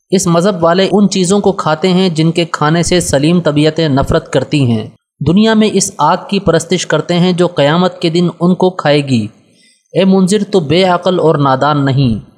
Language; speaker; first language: Urdu; native; Urdu